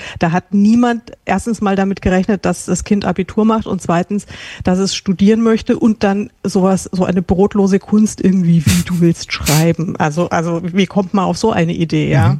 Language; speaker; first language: German; native; German